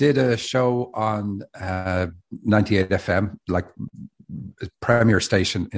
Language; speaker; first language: English; native; English